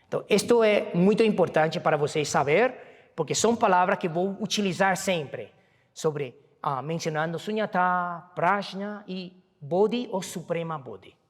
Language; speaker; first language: Portuguese; non-native, fluent; Chinese